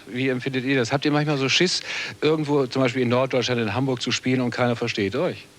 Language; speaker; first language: German; native; German